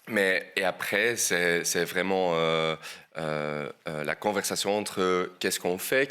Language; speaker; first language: French; non-native, local second language; Dutch